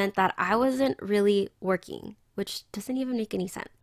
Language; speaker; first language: English; native; English